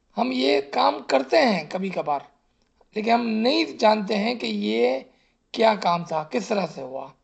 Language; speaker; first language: Urdu; non-native, local second language; Gujarati